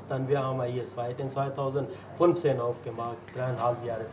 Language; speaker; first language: German; non-native, learner; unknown